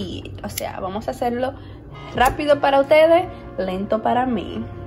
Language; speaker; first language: Spanish; early bilingual, heritage; Spanish